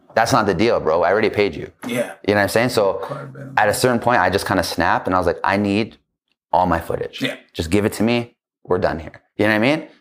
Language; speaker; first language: English; native; English